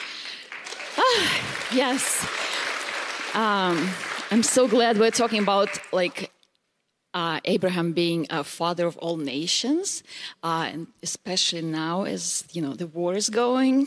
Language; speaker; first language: English; non-native, fluent; Russian